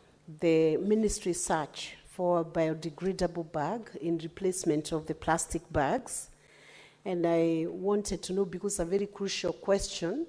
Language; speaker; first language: English; non-native, local second language; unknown